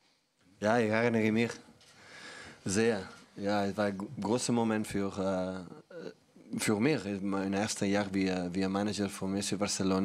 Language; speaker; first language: German; non-native, learner; Catalan